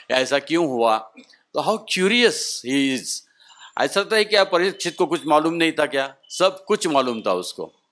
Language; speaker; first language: Hindi; non-native, local second language; Marathi